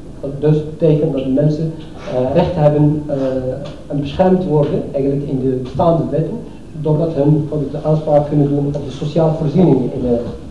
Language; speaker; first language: Dutch; non-native, fluent; Arabic